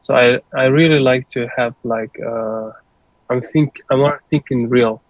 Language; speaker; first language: English; non-native, learner; Persian